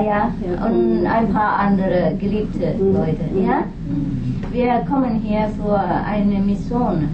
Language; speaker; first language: German; non-native, learner; Vietnamese